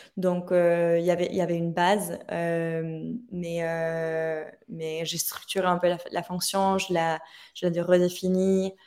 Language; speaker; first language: French; non-native, fluent; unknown